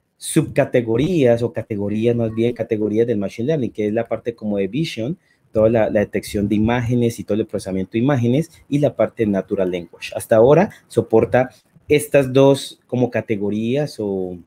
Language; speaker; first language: Spanish; native; Spanish